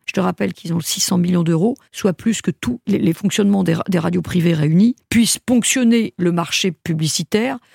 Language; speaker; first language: French; native; French